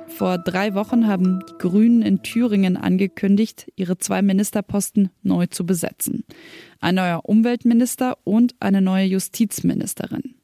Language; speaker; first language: German; native; German